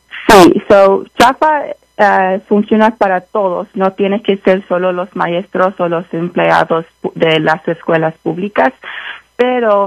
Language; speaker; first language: Spanish; early bilingual, heritage; Spanish